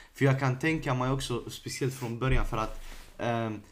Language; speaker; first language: Swedish; early bilingual, other home language; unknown